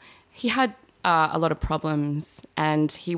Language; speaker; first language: English; native; English